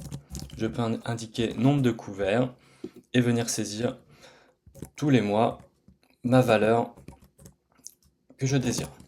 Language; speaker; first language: French; native; French